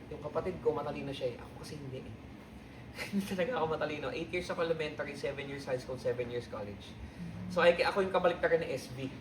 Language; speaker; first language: Filipino; native; Filipino